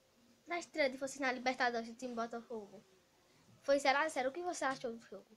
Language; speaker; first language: Portuguese; native; Portuguese